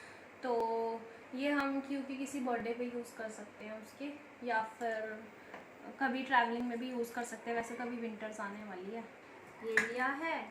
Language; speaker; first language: Hindi; native; Hindi